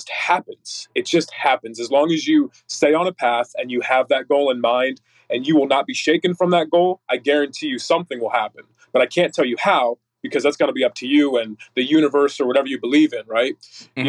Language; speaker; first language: English; native; English